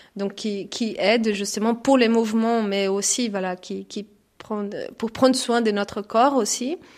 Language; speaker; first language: French; non-native, fluent; Portuguese